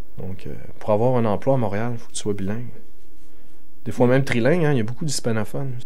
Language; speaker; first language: French; native; French